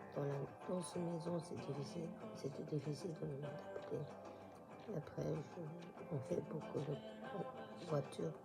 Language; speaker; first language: French; non-native, learner; Japanese